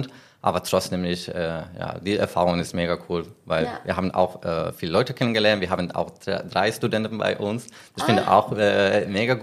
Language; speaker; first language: German; non-native, learner; Spanish